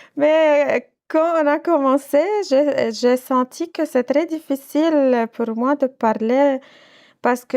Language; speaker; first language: French; non-native, local second language; Arabic